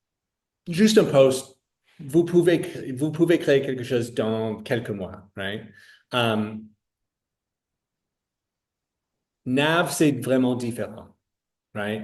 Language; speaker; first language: French; non-native, fluent; English